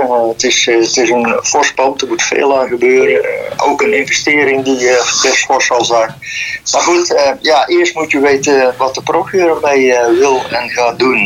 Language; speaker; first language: Dutch; native; Dutch